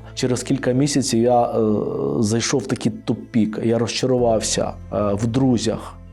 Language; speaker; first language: Ukrainian; native; Ukrainian